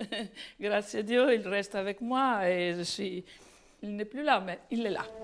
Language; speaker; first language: French; non-native, fluent; Italian